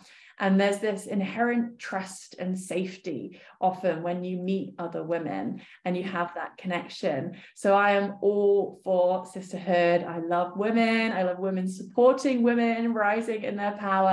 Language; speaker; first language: English; native; English